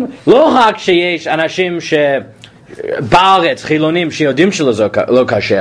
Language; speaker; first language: Hebrew; non-native, fluent; English